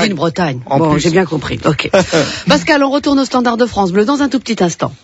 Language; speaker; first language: French; native; French